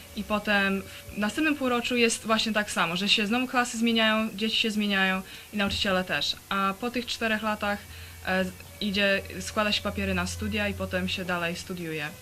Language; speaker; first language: Polish; early bilingual, heritage; Polish